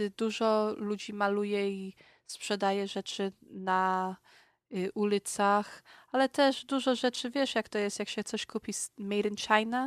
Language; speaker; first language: Polish; early bilingual, heritage; Polish